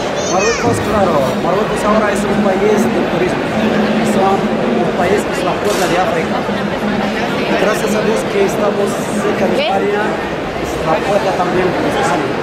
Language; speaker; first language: Spanish; non-native, learner; Arabic